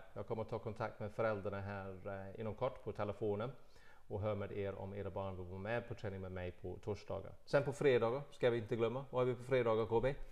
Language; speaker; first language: Swedish; non-native, fluent; English